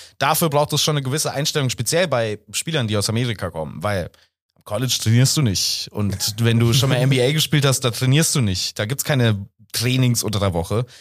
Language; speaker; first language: German; native; German